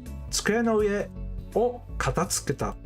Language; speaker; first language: Japanese; non-native, learner; English